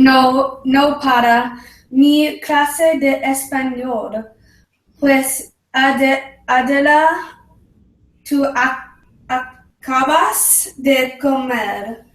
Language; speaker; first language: Spanish; non-native, learner; English